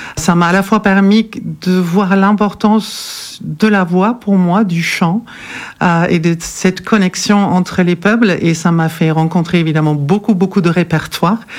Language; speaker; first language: French; non-native, fluent; German